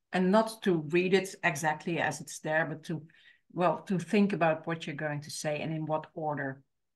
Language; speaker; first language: English; non-native, fluent; Dutch